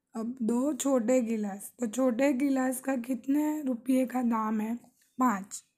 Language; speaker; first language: Urdu; native; Urdu